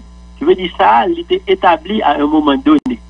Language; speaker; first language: French; non-native, local second language; Haitian Creole